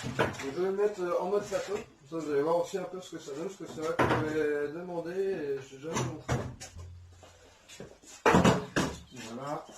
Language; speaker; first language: French; native; French